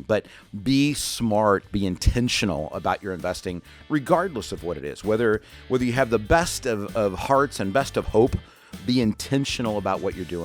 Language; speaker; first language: English; native; English